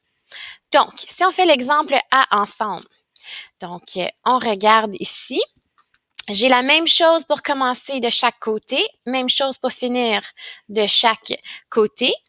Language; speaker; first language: French; native; French